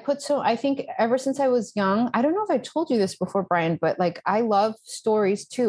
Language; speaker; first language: English; native; English